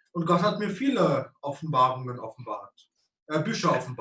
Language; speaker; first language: German; native; German